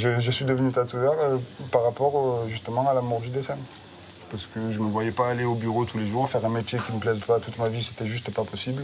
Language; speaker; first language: French; native; French